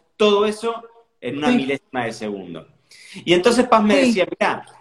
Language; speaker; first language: Spanish; native; Spanish